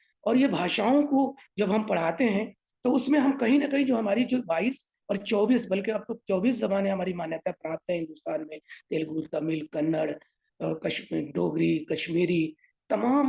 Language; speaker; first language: Hindi; native; Hindi